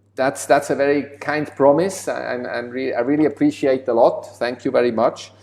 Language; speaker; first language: English; non-native, fluent; German